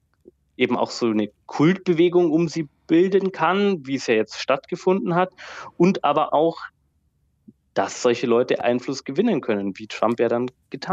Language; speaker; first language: German; native; German